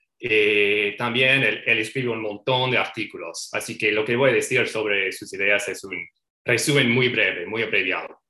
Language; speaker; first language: Spanish; non-native, fluent; English